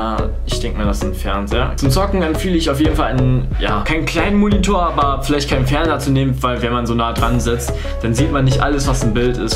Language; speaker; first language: German; native; German